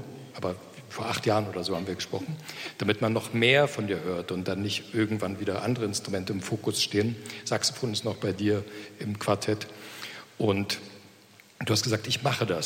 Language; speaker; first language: German; native; German